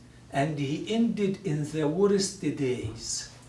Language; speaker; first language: English; non-native, fluent; Arabic